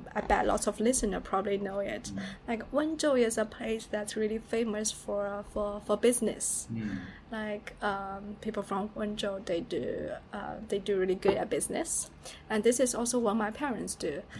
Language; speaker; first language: English; non-native, fluent; Chinese